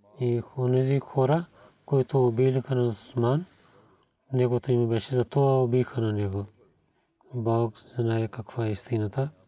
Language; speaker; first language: Bulgarian; non-native, learner; Urdu